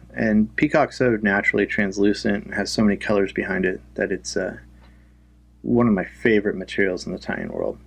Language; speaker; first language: English; native; English